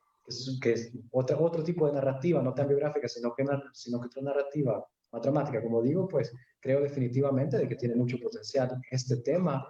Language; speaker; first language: Spanish; native; Spanish